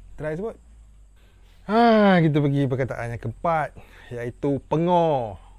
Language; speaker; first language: Malay; native; Malay